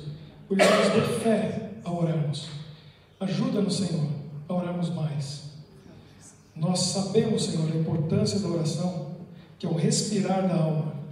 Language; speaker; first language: Portuguese; native; Portuguese